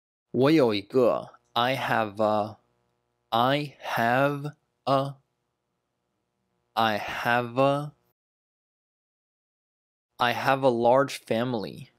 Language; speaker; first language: English; non-native, fluent; Chinese